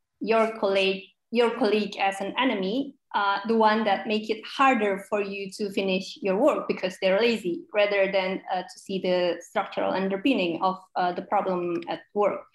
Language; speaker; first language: English; non-native, fluent; Indonesian